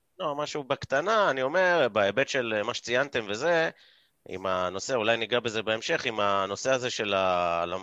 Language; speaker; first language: Hebrew; native; Hebrew